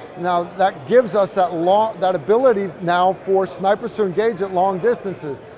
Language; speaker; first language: English; native; English